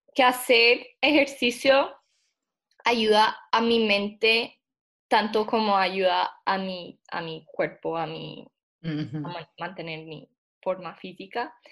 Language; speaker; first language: Spanish; non-native, fluent; English